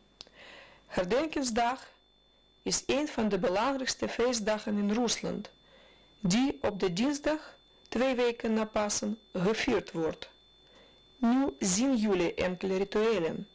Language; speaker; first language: Dutch; non-native, fluent; Russian